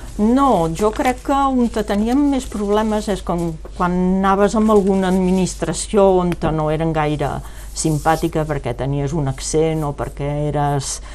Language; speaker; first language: Catalan; non-native, local second language; French